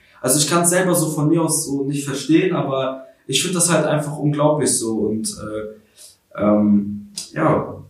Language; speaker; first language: German; early bilingual, other home language; Russian